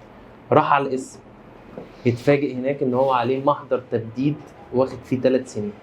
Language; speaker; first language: Arabic; native; Arabic